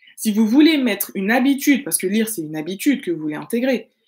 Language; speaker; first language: French; native; French